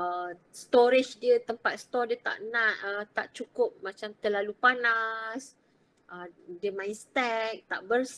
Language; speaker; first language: Malay; native; Malay